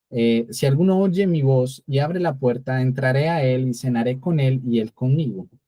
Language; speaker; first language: Spanish; native; Spanish